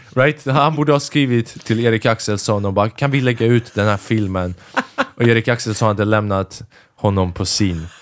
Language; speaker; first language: Swedish; early bilingual, other home language; Albanian